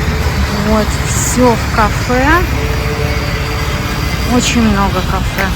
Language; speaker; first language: Russian; native; Russian